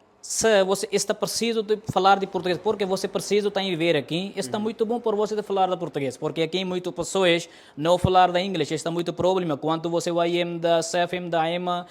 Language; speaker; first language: Portuguese; non-native, learner; Urdu